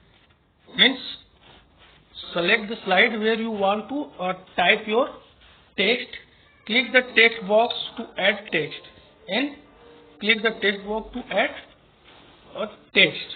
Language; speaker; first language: English; non-native, local second language; Hindi